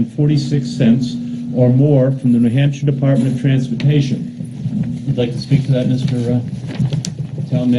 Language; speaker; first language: English; native; English